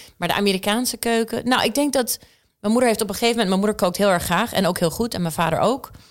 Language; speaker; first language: Dutch; early bilingual, other home language; Czech